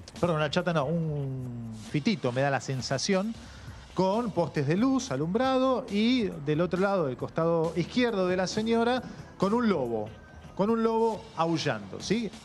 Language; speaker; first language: Spanish; native; Spanish